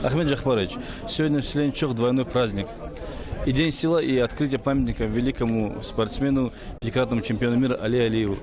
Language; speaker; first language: Russian; native; Russian